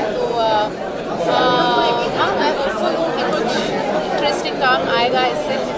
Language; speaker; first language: Hindi; non-native, local second language; French